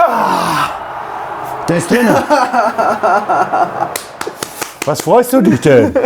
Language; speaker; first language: German; native; German